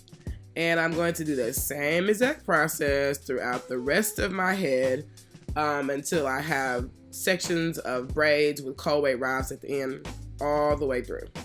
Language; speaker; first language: English; native; English